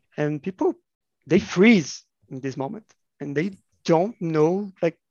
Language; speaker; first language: English; non-native, fluent; Portuguese